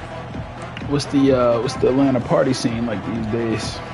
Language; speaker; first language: English; native; English